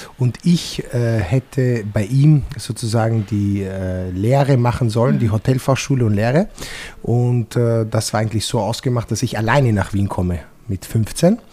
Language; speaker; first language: German; non-native, fluent; Italian